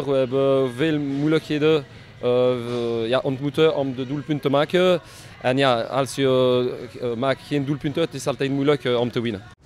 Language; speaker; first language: Dutch; non-native, fluent; French